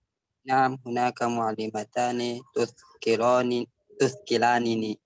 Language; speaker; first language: Arabic; non-native, learner; Indonesian